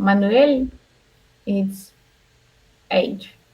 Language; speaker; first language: English; non-native, learner; Russian